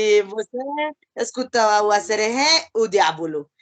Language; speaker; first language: Portuguese; non-native, learner; Spanish